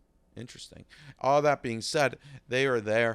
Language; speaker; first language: English; native; English